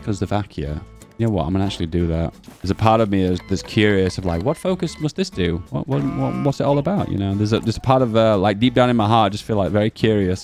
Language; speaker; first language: English; native; English